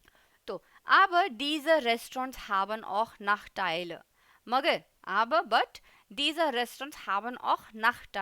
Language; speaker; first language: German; non-native, fluent; Hindi